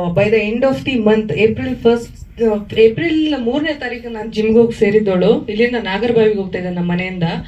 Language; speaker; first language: Kannada; native; Kannada